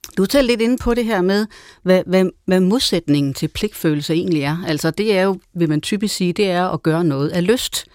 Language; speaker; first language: Danish; native; Danish